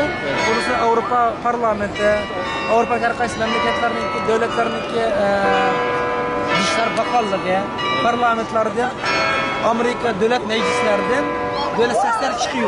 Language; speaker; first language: Turkish; non-native, learner; Uyghur